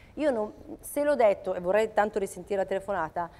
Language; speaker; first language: Italian; native; Italian